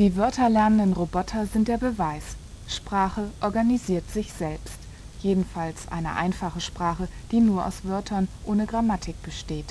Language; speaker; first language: German; native; German